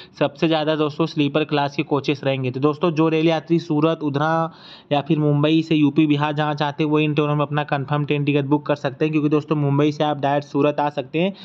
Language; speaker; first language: Hindi; native; Hindi